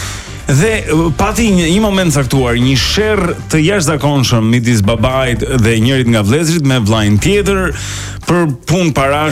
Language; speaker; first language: Albanian; native; Albanian